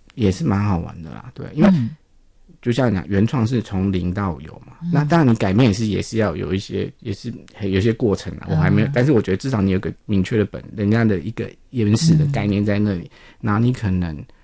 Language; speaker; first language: Chinese; non-native, local second language; Min Nan Chinese